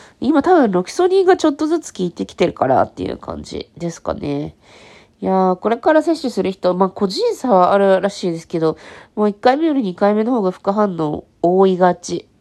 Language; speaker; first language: Japanese; native; Japanese